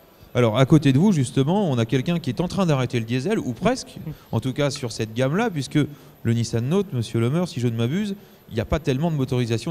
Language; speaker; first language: French; native; French